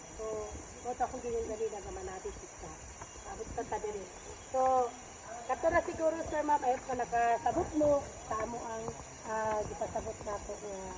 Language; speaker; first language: Cebuano; non-native, local second language; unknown